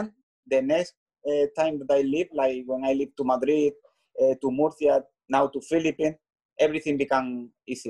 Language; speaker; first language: English; non-native, learner; Spanish